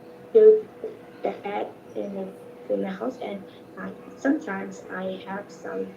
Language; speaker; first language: English; non-native, learner; Vietnamese